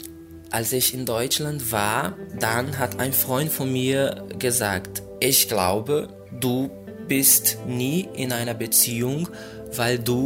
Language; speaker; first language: German; non-native, fluent; Portuguese